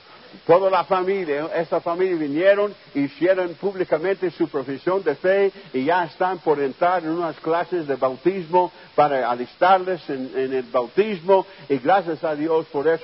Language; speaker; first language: Spanish; non-native, fluent; English